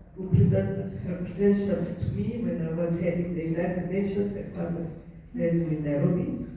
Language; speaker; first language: English; non-native, local second language; Amharic